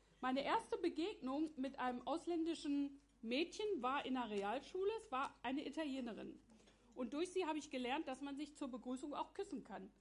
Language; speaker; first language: German; native; German